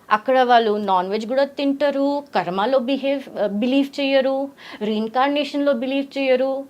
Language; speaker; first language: Telugu; early bilingual, heritage; Telugu